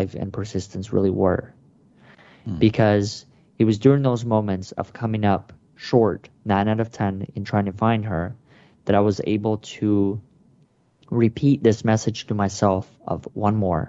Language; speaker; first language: English; early bilingual, other home language; Russian